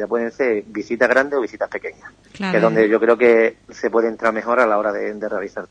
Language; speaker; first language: Spanish; native; Spanish